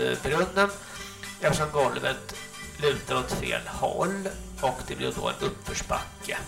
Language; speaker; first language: Swedish; native; Swedish